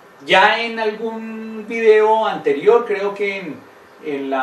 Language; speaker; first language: Spanish; native; Spanish